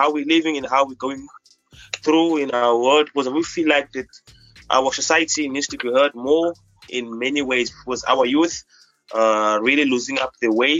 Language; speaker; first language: English; non-native, local second language; Xhosa